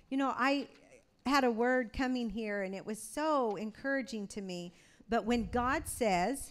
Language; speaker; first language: English; native; English